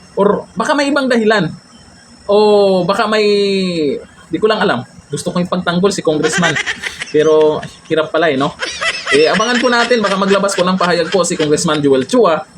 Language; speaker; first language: Filipino; native; Filipino